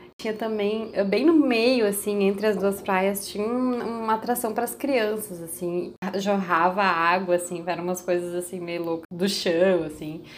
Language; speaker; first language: Portuguese; native; Portuguese